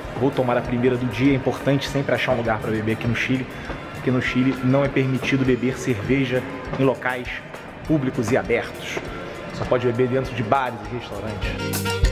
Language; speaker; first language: Portuguese; native; Portuguese